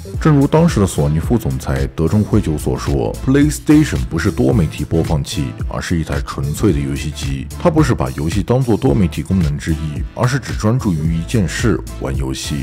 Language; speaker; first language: Chinese; native; Chinese